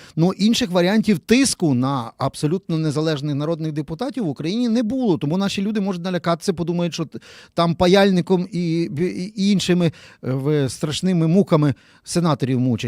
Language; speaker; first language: Ukrainian; native; Ukrainian